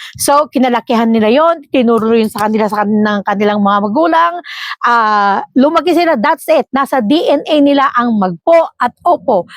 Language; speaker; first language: Filipino; non-native, local second language; Iloko